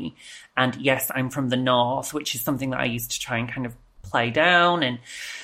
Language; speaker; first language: English; native; English